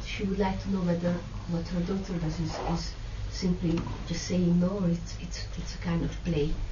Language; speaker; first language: English; non-native, fluent; Hungarian